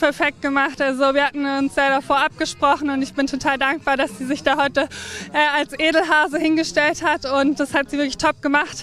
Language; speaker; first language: German; native; German